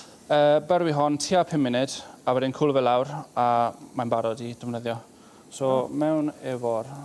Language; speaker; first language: Welsh; native; Welsh